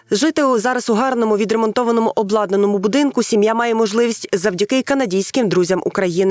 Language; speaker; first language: Ukrainian; native; Ukrainian